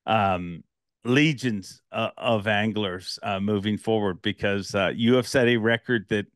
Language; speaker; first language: English; native; English